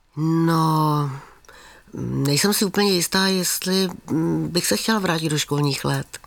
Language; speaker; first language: Czech; native; Czech